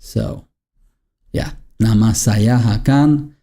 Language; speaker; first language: Indonesian; non-native, learner; Turkish